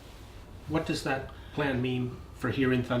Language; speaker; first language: English; native; English